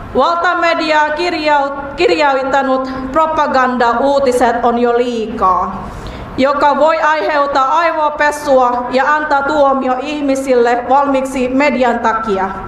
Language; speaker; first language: Finnish; non-native, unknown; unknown